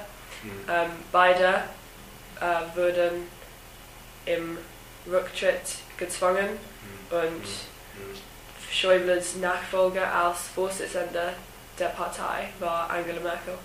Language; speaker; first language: German; non-native, learner; English